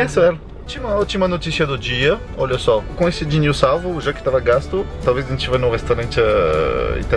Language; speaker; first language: Portuguese; non-native, fluent; French